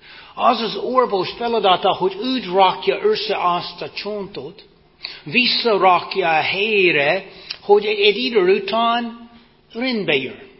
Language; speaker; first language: Hungarian; non-native, fluent; English